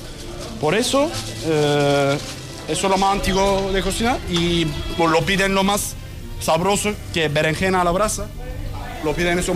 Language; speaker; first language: Spanish; non-native, learner; Turkish